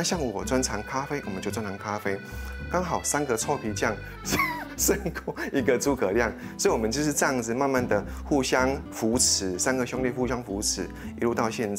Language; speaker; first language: Chinese; native; Chinese